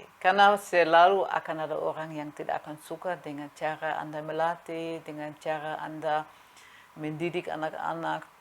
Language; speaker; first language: Indonesian; non-native, fluent; German